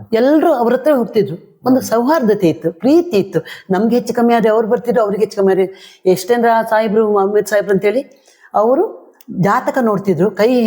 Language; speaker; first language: Kannada; non-native, local second language; Konkani